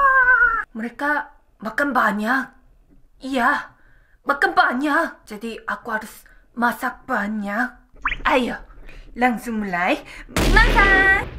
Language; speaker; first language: Indonesian; non-native, fluent; Korean